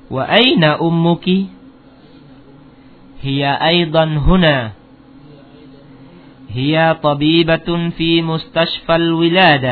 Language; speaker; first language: Arabic; non-native, fluent; Indonesian